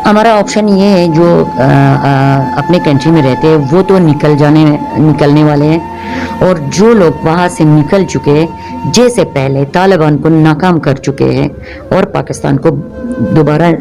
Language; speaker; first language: Hindi; non-native, fluent; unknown